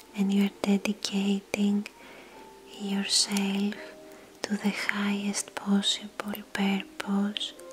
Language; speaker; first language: English; non-native, fluent; Greek